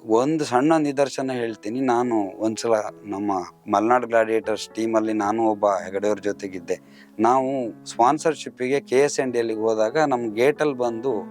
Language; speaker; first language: Kannada; native; Kannada